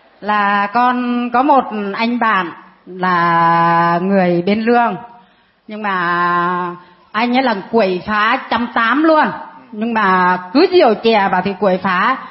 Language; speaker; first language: Vietnamese; non-native, local second language; Muong